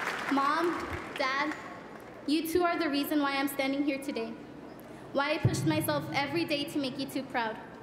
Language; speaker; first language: English; early bilingual, other home language; Spanish